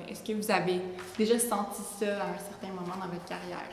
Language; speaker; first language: French; native; French